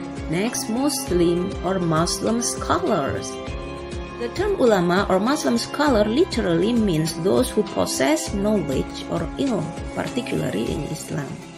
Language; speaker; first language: English; non-native, fluent; Indonesian